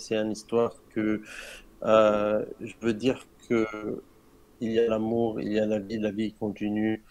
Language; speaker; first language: French; non-native, learner; Arabic